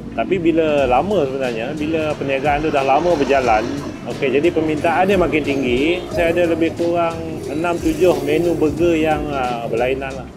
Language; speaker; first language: Malay; native; Malay